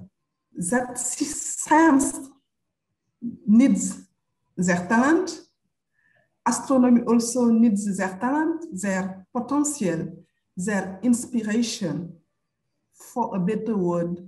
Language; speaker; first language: English; non-native, fluent; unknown